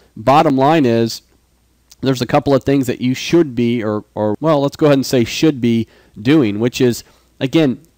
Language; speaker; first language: English; native; English